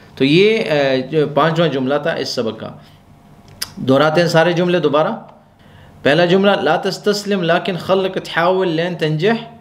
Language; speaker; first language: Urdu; non-native, local second language; Pashto